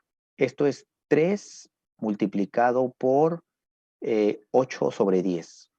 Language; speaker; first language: Spanish; native; Spanish